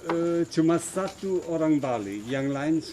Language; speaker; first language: Indonesian; non-native, fluent; German